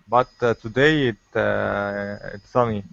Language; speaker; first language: English; non-native, learner; Arabic